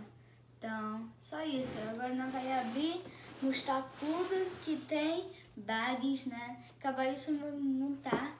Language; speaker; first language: Portuguese; early bilingual, heritage; Portuguese